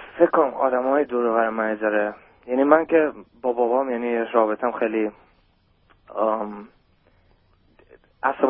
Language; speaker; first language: Persian; early bilingual, heritage; German